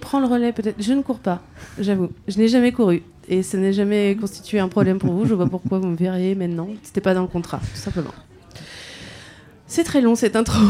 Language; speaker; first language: French; native; French